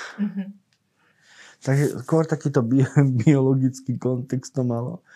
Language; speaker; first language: Slovak; native; Slovak